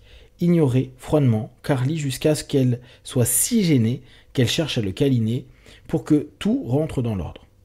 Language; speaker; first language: French; native; French